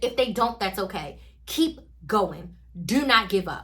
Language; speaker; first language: English; native; English